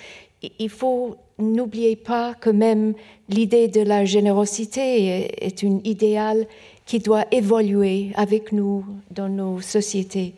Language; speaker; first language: French; non-native, fluent; Persian